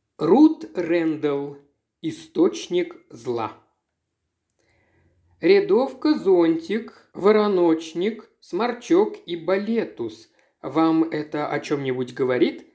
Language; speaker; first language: Russian; native; Russian